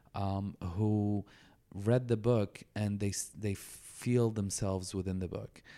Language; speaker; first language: English; non-native, fluent; Arabic